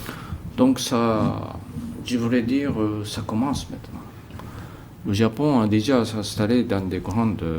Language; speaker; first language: French; non-native, fluent; Japanese